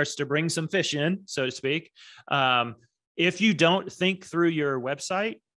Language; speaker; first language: English; native; English